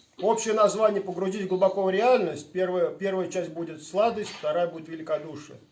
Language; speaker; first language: Russian; native; Russian